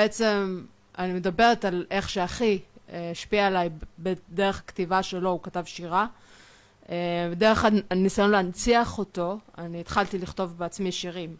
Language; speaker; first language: Hebrew; native; Hebrew